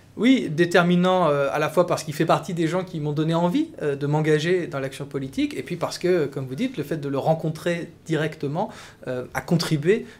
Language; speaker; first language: French; native; French